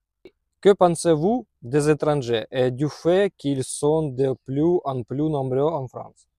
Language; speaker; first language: French; non-native, learner; Russian